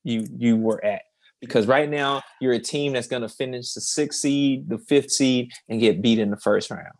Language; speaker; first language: English; native; English